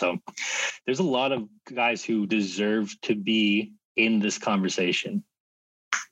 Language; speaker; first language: English; native; English